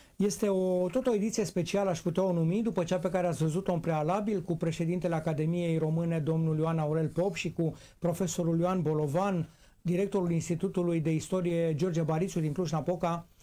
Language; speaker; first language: Romanian; native; Romanian